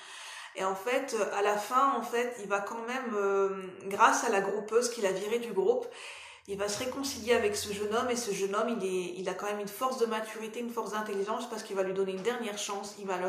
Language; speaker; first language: French; native; French